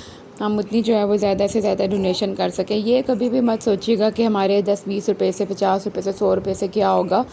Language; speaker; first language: Urdu; native; Urdu